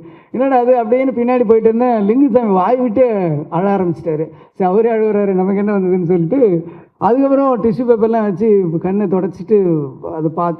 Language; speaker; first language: Tamil; native; Tamil